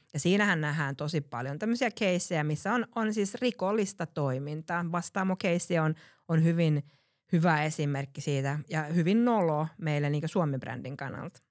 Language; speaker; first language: Finnish; early bilingual, heritage; Finnish